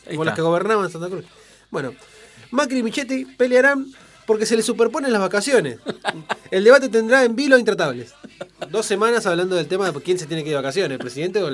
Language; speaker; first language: Spanish; native; Spanish